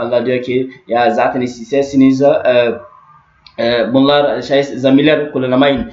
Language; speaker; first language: Turkish; non-native, learner; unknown